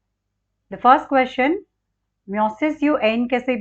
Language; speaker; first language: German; non-native, learner; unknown